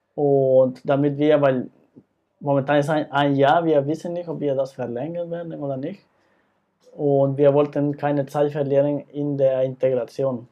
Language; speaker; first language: German; non-native, fluent; Spanish